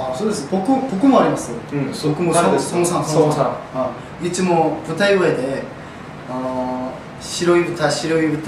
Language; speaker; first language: Japanese; non-native, learner; Korean